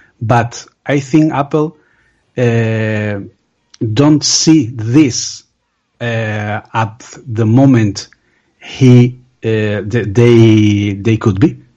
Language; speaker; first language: English; non-native, learner; Spanish